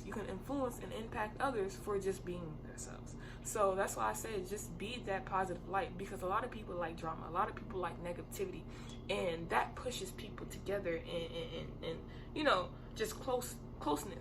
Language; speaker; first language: English; native; English